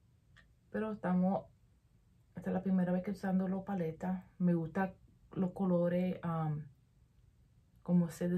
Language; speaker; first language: Spanish; early bilingual, heritage; Spanish